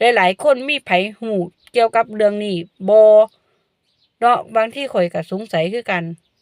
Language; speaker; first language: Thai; non-native, local second language; Northeastern Thai